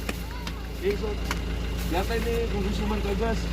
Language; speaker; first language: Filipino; non-native, local second language; Cebuano